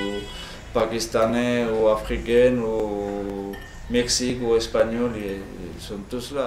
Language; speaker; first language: French; non-native, fluent; Georgian